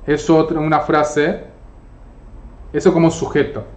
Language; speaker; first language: Spanish; non-native, fluent; Korean